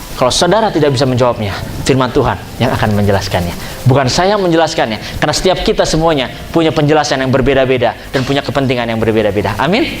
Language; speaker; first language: Indonesian; native; Indonesian